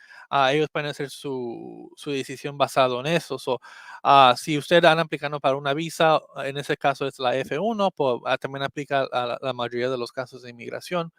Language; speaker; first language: Spanish; early bilingual, heritage; Spanish